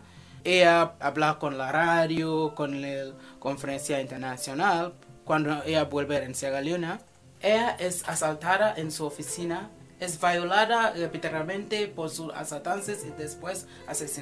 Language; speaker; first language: Spanish; non-native, fluent; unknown